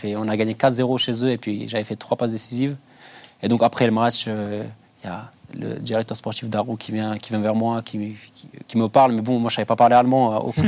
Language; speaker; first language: French; early bilingual, other home language; Albanian